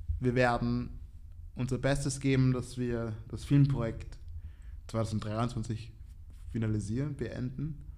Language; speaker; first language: German; early bilingual, other home language; Swahili